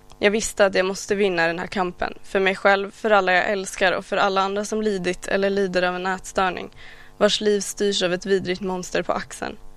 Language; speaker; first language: Swedish; early bilingual, other home language; Arabic